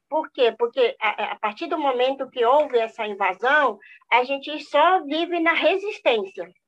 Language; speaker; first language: Portuguese; non-native, local second language; Guarani